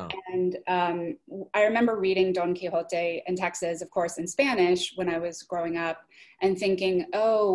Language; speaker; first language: English; native; English